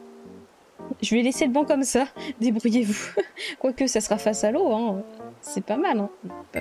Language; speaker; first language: French; native; French